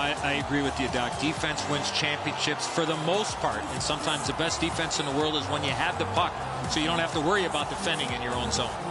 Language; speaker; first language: English; native; English